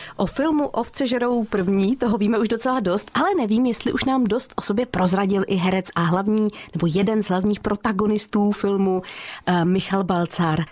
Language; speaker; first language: Czech; native; Czech